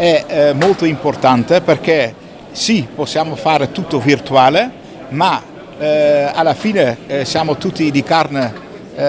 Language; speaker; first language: Italian; non-native, fluent; Dutch